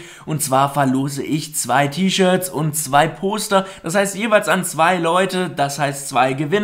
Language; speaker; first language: German; native; German